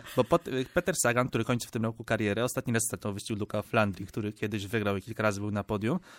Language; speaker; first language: Polish; native; Polish